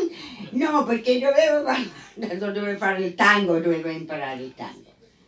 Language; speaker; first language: Italian; non-native, fluent; English